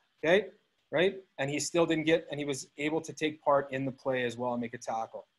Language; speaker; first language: English; native; English